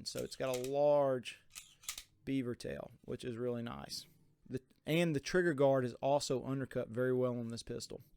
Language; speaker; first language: English; native; English